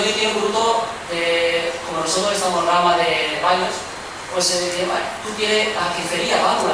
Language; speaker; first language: Spanish; early bilingual, other home language; Chinese